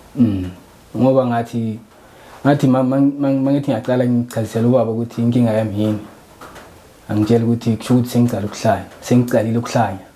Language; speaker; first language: Zulu; non-native, local second language; Northern Sotho